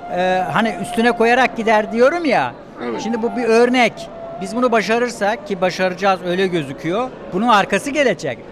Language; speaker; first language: Turkish; native; Turkish